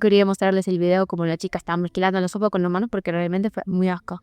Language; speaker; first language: Spanish; non-native, fluent; Ukrainian